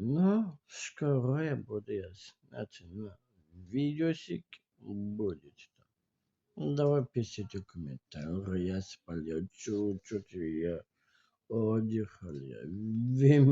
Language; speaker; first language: Russian; non-native, learner; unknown